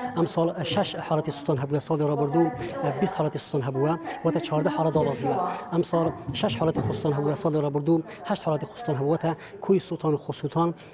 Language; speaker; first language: Central Kurdish; native; Central Kurdish